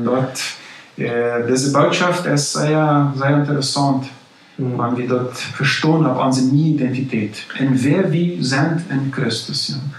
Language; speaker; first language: German; non-native, local second language; Plautdietsch